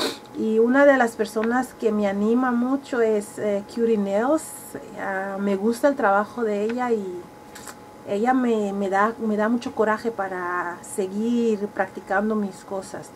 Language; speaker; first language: Spanish; early bilingual, heritage; Spanish